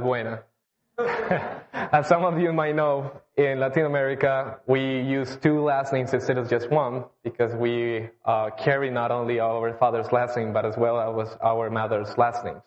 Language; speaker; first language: English; non-native, fluent; Spanish